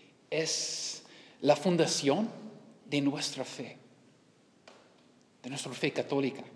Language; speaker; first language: Spanish; non-native, learner; English